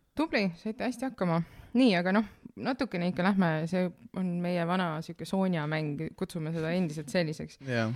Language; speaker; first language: Estonian; native; Estonian